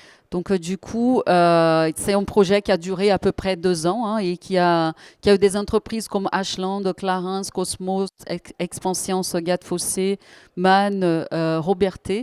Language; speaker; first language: French; native; French